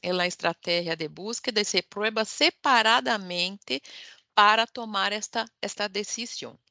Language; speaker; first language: Spanish; non-native, fluent; Portuguese